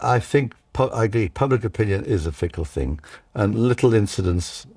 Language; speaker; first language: English; early bilingual, other home language; Czech